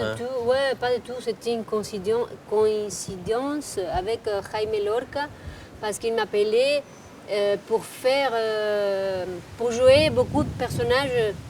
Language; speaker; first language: French; non-native, fluent; Spanish